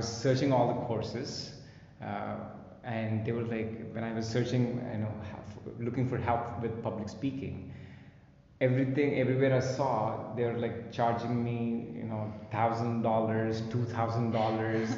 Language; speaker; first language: English; non-native, local second language; Telugu